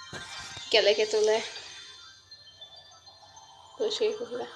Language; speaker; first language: Finnish; native; Finnish